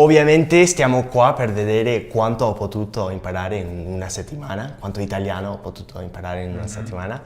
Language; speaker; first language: Italian; non-native, learner; English